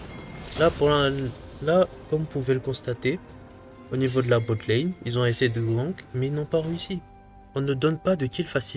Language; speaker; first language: French; native; French